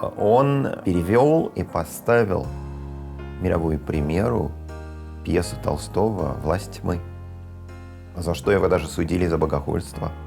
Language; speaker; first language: Russian; non-native, fluent; English